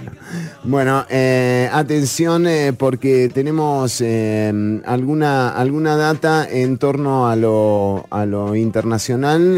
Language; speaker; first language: Spanish; native; Spanish